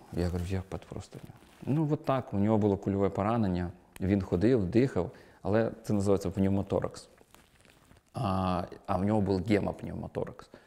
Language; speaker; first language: Ukrainian; non-native, local second language; Russian